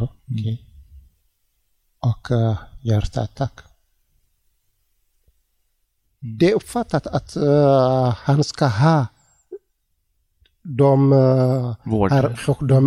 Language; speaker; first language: Swedish; non-native, learner; Tigrinya